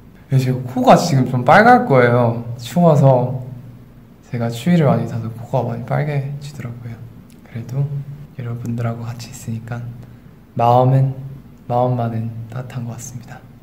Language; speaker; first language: Korean; early bilingual, other home language; English